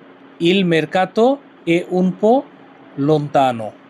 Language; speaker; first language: Italian; non-native, learner; Bangla